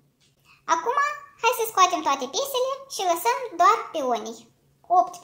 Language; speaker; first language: Romanian; native; Romanian